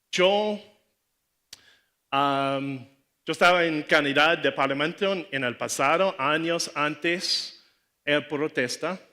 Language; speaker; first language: Spanish; non-native, learner; English